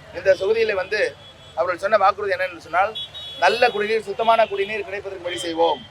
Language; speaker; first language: Tamil; native; Tamil